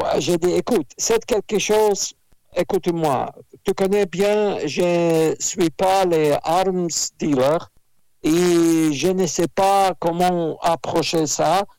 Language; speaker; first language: French; non-native, fluent; Russian